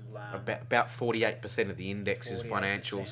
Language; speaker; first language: English; native; English